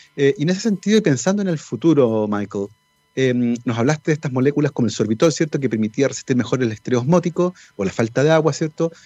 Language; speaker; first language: Spanish; native; Spanish